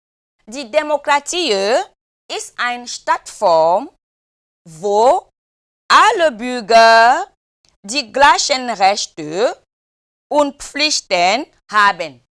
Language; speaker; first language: German; non-native, learner; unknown